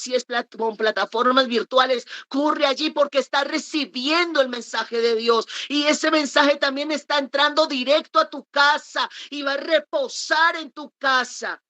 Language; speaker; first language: Spanish; native; Spanish